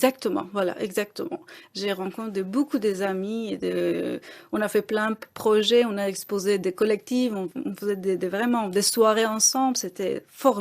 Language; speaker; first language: French; non-native, fluent; Persian